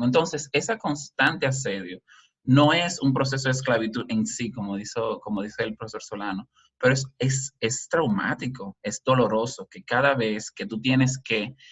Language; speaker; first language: Spanish; native; Spanish